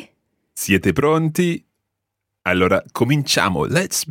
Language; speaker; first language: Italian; non-native, fluent; English